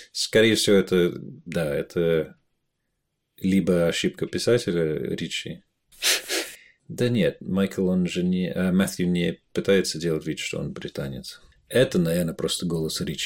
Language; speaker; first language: Russian; non-native, fluent; English